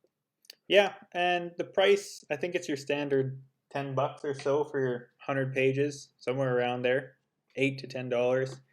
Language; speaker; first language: English; native; English